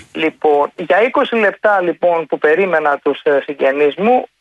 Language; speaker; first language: Greek; native; Greek